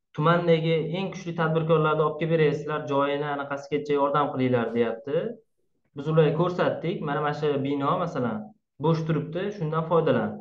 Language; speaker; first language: Uzbek; native; Uzbek